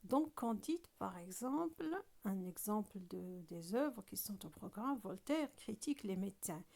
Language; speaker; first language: French; non-native, local second language; Arabic